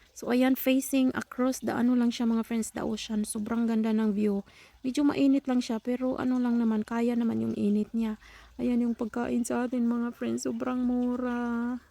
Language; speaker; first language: Filipino; non-native, local second language; Cebuano